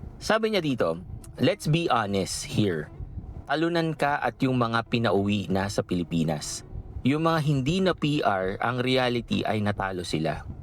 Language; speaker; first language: Filipino; native; Filipino